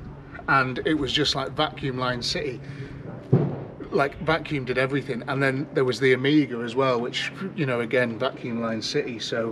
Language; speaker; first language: English; native; English